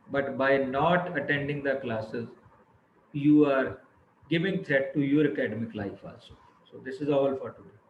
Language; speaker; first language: English; non-native, local second language; Punjabi